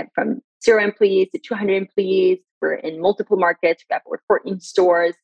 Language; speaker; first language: English; early bilingual, other home language; Persian